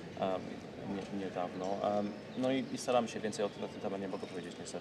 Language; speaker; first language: Polish; early bilingual, heritage; Polish